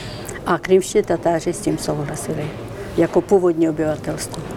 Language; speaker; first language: Czech; non-native, fluent; Ukrainian